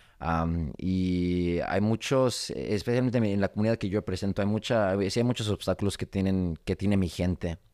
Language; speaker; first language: Spanish; early bilingual, heritage; Spanish